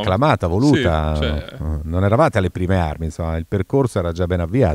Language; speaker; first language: Italian; native; Italian